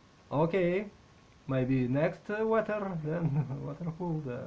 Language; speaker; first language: English; non-native, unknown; Russian